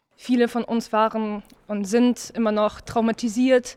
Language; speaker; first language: German; non-native, learner; Ukrainian